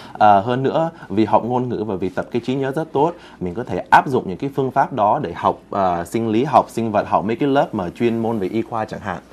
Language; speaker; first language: Vietnamese; early bilingual, heritage; Vietnamese